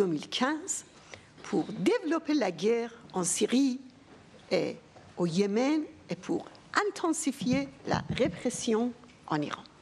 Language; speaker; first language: French; non-native, fluent; Persian